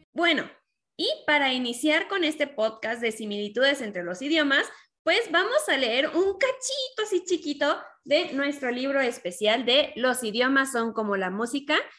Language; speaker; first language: Spanish; native; Spanish